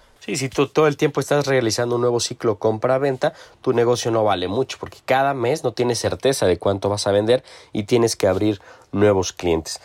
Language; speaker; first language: Spanish; native; Spanish